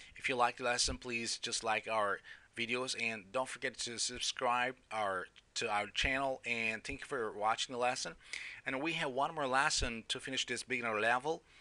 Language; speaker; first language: English; non-native, fluent; Turkish